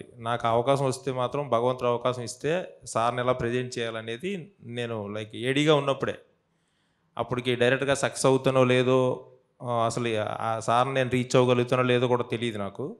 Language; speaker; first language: Telugu; native; Telugu